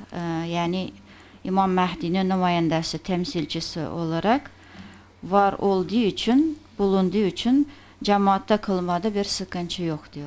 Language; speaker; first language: Turkish; non-native, fluent; Persian